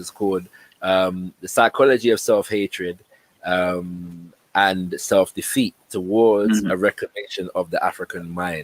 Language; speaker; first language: English; native; English